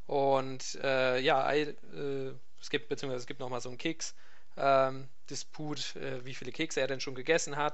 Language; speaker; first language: German; native; German